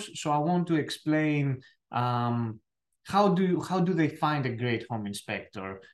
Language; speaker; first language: English; non-native, fluent; Greek